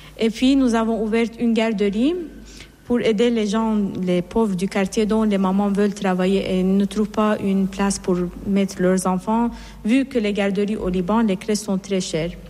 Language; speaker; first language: French; non-native, fluent; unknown